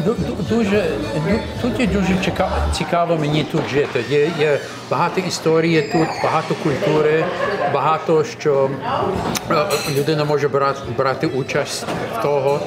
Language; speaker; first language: Ukrainian; early bilingual, heritage; English